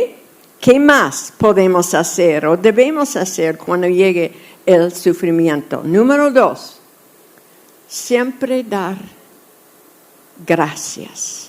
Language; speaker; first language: Spanish; non-native, fluent; English